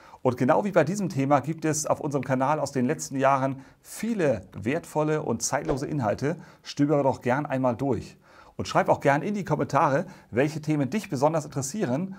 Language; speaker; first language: German; native; German